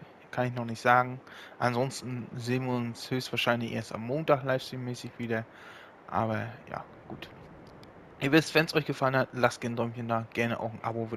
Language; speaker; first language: German; native; German